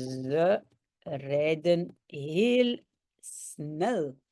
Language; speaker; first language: Dutch; non-native, local second language; French